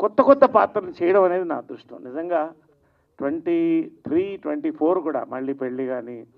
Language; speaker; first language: Telugu; native; Telugu